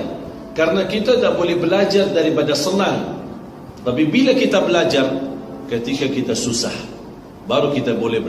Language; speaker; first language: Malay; non-native, fluent; Arabic